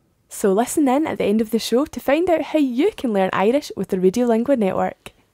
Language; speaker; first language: English; native; English